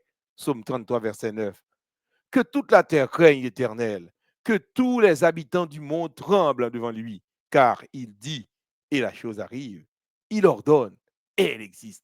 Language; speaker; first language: French; non-native, local second language; Haitian Creole